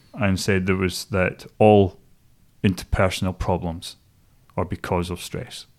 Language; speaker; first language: English; native; English